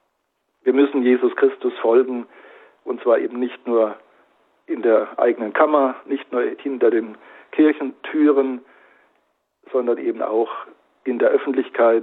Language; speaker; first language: German; native; German